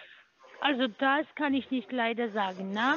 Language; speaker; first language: German; non-native, learner; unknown